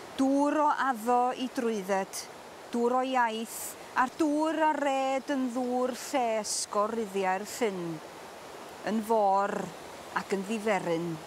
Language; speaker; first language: Welsh; native; Welsh